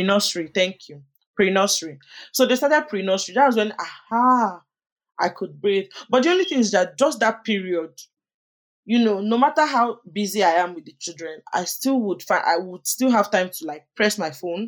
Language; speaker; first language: English; non-native, local second language; Yoruba